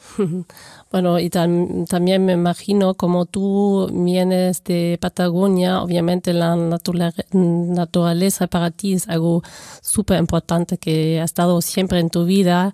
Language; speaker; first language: Spanish; non-native, fluent; German